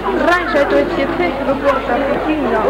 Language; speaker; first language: Russian; non-native, learner; Chinese